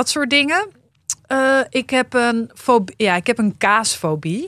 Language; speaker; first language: Dutch; native; Dutch